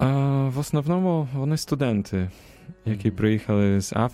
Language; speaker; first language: Ukrainian; non-native, fluent; Polish